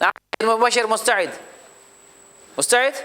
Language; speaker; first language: Arabic; non-native, fluent; Urdu